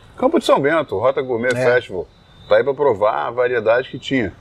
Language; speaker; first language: Portuguese; non-native, fluent; English